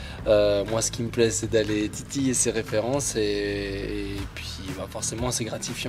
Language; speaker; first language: French; native; French